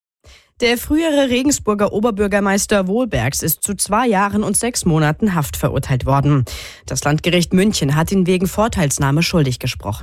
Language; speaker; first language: German; native; German